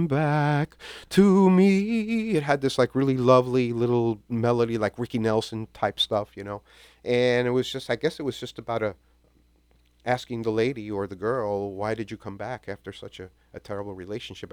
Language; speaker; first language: English; native; English